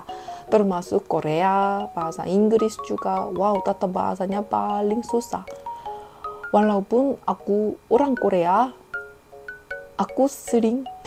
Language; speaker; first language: Indonesian; non-native, fluent; Korean